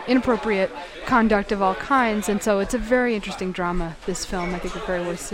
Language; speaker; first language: English; native; English